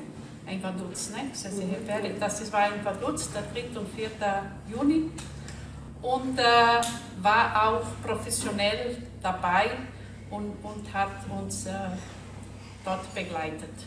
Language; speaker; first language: German; non-native, fluent; Portuguese